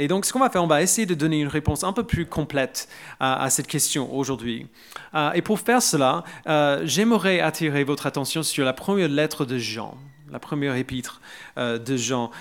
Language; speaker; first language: French; non-native, fluent; English